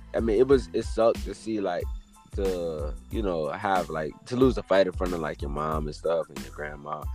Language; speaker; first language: English; native; English